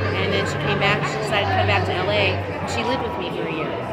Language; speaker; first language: English; native; English